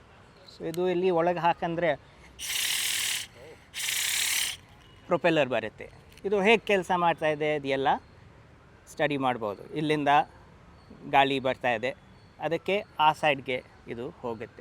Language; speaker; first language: Kannada; non-native, local second language; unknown